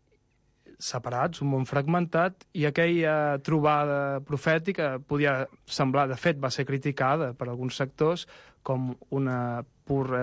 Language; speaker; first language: Catalan; native; Catalan